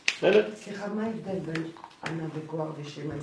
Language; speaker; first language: Hebrew; non-native, fluent; French